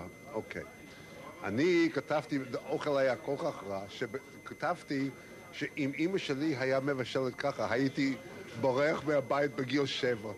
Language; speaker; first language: Hebrew; non-native, fluent; English